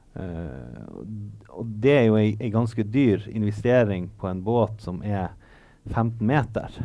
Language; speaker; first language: Norwegian; native; Norwegian